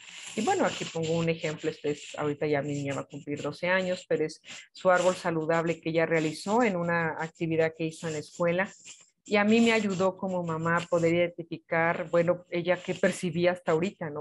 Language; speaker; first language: Spanish; native; Spanish